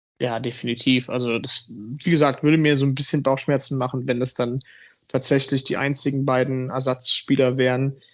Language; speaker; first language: German; native; German